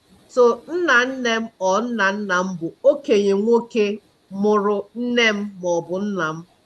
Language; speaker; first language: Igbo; native; Igbo